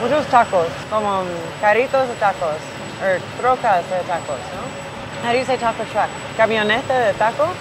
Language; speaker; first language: Spanish; early bilingual, other home language; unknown